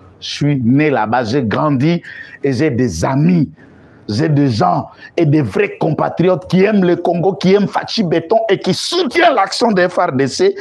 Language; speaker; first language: French; non-native, local second language; Lingala